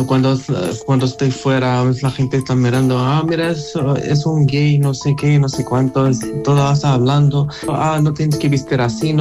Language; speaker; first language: Spanish; non-native, learner; Arabic